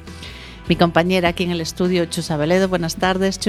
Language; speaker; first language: Spanish; native; Spanish